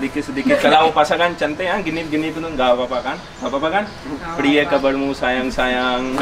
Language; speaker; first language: Indonesian; non-native, learner; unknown